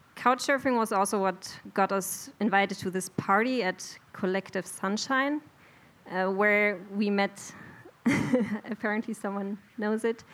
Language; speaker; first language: English; non-native, fluent; German